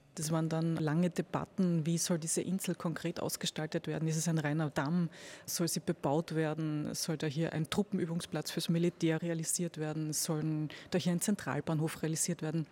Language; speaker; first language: German; native; German